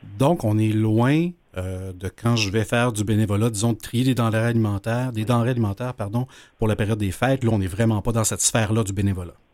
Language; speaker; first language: French; native; French